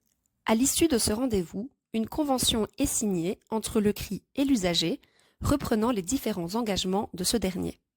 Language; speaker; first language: French; native; French